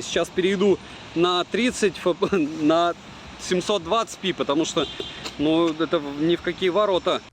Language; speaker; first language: Russian; native; Russian